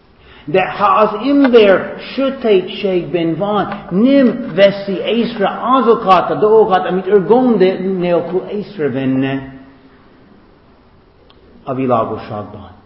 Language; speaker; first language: Hungarian; non-native, fluent; English